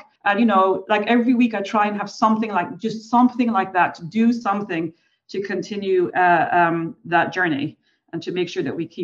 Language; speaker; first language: English; native; English